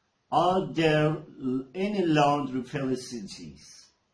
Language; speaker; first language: English; non-native, fluent; Turkish